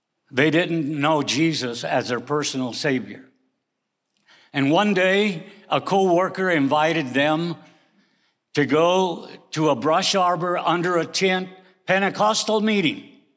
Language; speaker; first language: English; early bilingual, other home language; Spanish